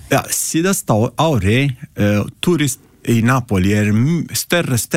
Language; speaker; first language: Icelandic; non-native, learner; Italian